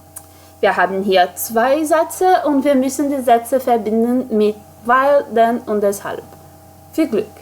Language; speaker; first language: German; non-native, fluent; Portuguese